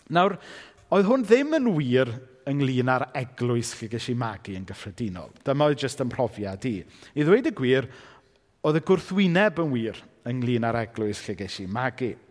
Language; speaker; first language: Welsh; native; Welsh